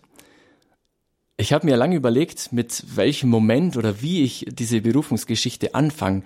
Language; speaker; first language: German; native; German